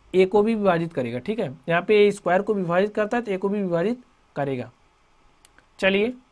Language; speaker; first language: Hindi; native; Hindi